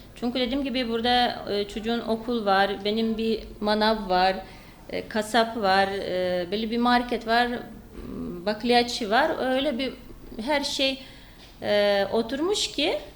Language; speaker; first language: Turkish; non-native, fluent; Lithuanian